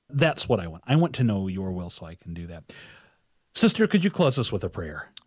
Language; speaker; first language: English; native; English